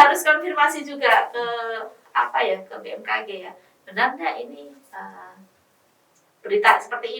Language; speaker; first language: Indonesian; native; Indonesian